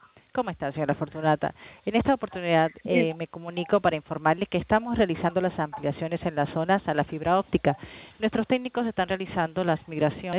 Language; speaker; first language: Spanish; native; Spanish